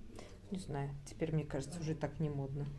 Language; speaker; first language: Russian; native; Russian